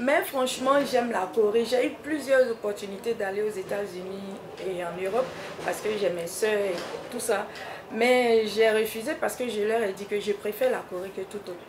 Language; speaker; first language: French; non-native, fluent; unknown